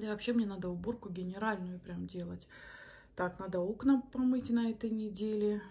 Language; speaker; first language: Russian; native; Russian